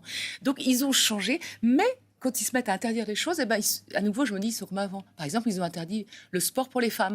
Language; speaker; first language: French; native; French